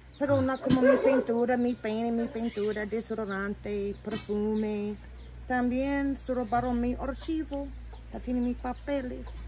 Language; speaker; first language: Spanish; non-native, learner; English